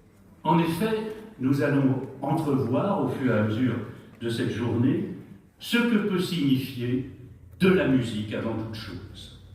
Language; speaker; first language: French; native; French